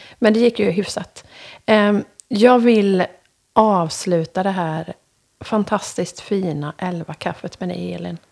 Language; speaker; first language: Swedish; native; Swedish